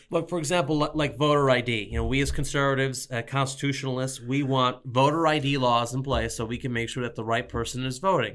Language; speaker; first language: English; native; English